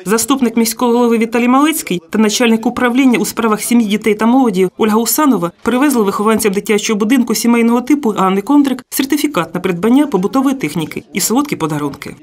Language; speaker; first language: Ukrainian; native; Ukrainian